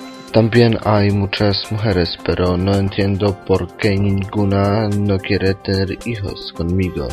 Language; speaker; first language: Spanish; non-native, learner; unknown